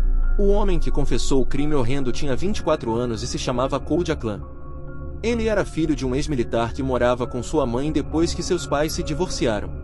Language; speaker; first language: Portuguese; native; Portuguese